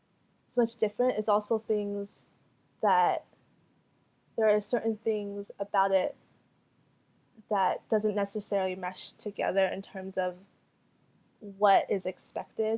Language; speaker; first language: English; early bilingual, other home language; Cantonese